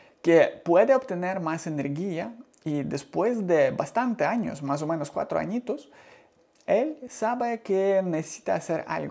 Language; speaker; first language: Spanish; non-native, learner; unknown